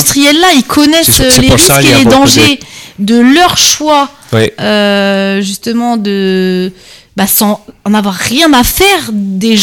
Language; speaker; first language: French; native; French